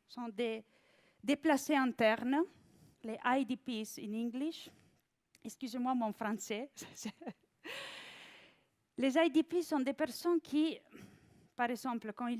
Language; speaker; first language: French; non-native, fluent; Italian